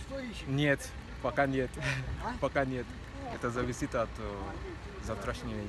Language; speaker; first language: Russian; non-native, learner; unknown